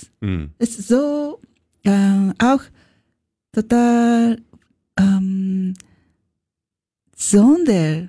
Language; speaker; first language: German; non-native, learner; Japanese